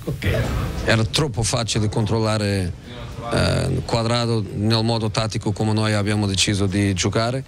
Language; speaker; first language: Italian; non-native, fluent; Portuguese